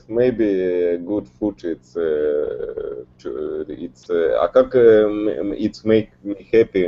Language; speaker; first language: English; non-native, learner; Russian